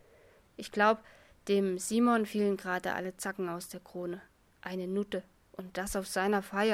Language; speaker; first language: German; native; German